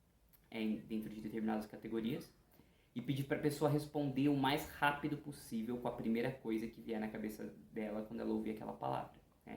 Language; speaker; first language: Portuguese; native; Portuguese